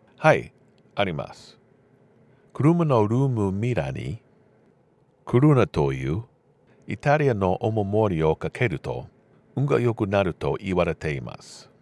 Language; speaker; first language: Japanese; non-native, learner; English